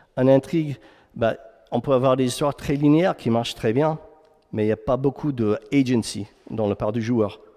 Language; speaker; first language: French; non-native, fluent; English